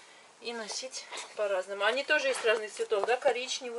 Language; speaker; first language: Russian; native; Russian